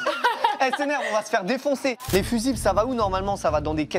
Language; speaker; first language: French; native; French